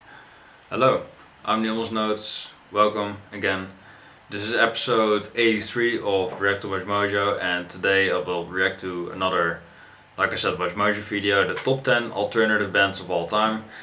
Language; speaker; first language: English; non-native, fluent; Dutch